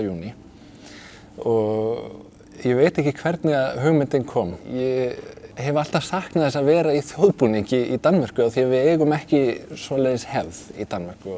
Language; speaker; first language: Icelandic; non-native, fluent; Danish